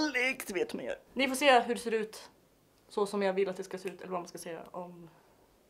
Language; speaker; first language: Swedish; native; Swedish